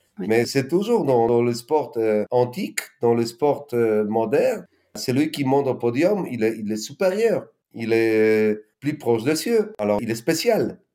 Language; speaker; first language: French; non-native, fluent; Polish